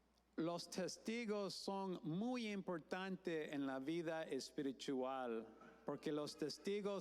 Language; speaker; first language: Spanish; non-native, fluent; English